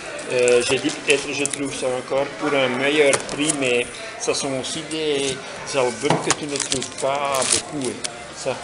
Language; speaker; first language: French; non-native, local second language; Dutch